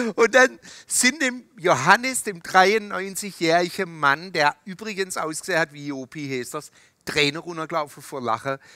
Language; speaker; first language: German; native; German